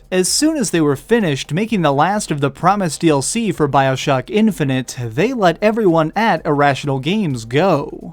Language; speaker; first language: English; native; English